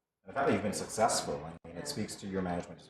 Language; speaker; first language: English; native; English